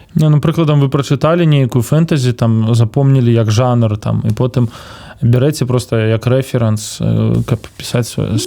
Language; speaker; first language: Belarusian; non-native, local second language; Russian